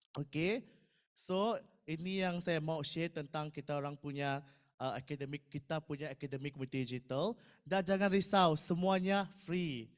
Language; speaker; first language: Malay; non-native, local second language; Iban